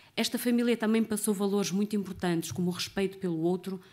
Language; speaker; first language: Portuguese; native; Portuguese